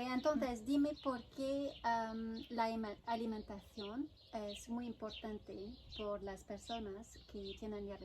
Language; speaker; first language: Spanish; non-native, fluent; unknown